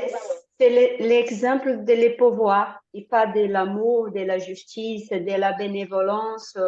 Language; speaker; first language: French; non-native, learner; Portuguese